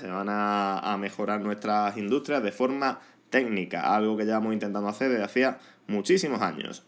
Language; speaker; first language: Spanish; native; Spanish